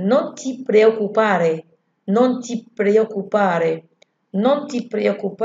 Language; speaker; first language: Italian; non-native, learner; Arabic